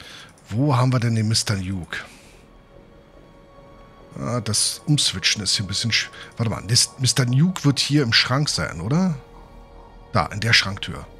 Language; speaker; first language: German; native; German